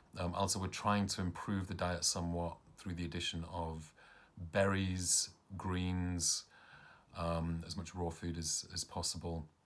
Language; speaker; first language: English; early bilingual, other home language; Punjabi